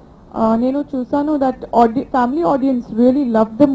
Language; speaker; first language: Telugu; non-native, learner; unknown